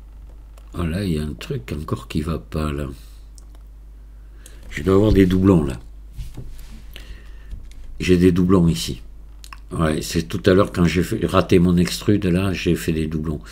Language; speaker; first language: French; native; French